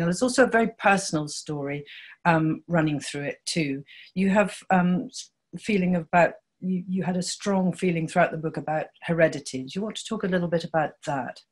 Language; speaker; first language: English; native; English